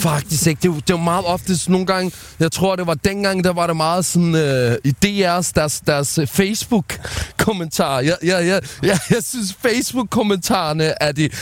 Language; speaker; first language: Danish; early bilingual, other home language; Somali